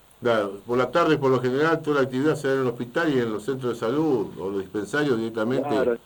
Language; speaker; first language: Spanish; native; Spanish